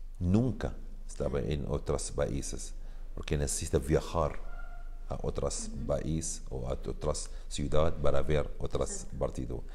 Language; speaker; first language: Spanish; non-native, learner; Arabic